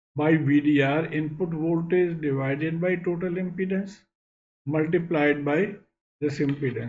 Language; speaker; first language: English; non-native, local second language; Bangla